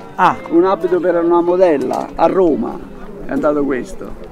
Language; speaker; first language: Italian; native; Italian